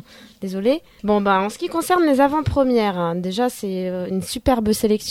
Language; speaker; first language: French; native; French